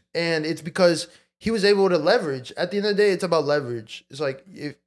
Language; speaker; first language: English; early bilingual, other home language; Spanish